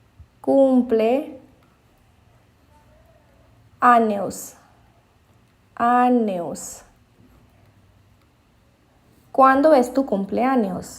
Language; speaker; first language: Spanish; non-native, fluent; Hindi